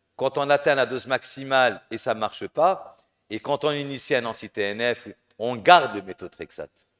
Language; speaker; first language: French; non-native, local second language; Arabic